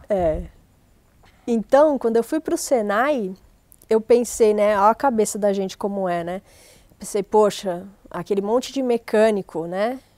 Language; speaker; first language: Portuguese; native; Portuguese